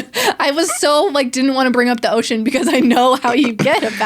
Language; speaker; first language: English; native; English